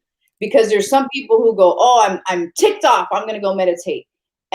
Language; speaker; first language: English; native; English